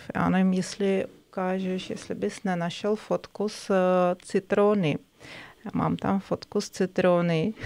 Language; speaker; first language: Czech; non-native, fluent; Russian